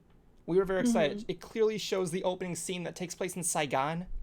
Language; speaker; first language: English; native; English